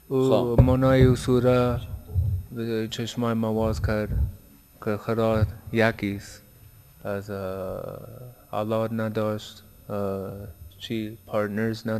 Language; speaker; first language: Persian; early bilingual, heritage; Persian